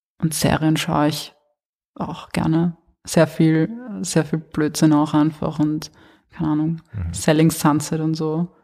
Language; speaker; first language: German; early bilingual, other home language; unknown